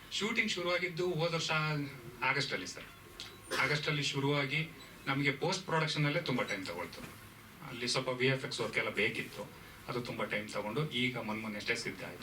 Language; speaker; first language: Kannada; native; Kannada